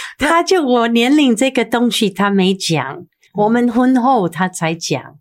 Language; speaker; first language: Chinese; non-native, fluent; English